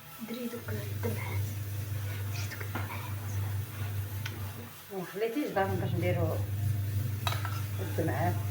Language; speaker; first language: Arabic; native; Arabic